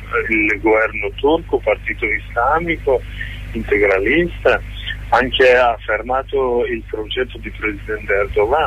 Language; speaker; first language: Italian; non-native, learner; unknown